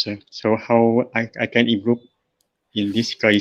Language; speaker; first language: English; non-native, learner; Vietnamese